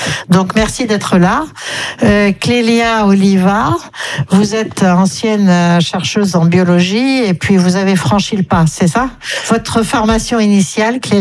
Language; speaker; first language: French; native; French